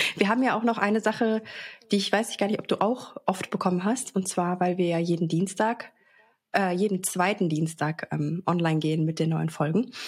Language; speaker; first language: German; early bilingual, other home language; Arabic